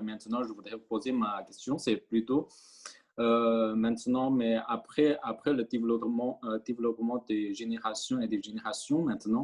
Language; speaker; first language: French; non-native, fluent; Chinese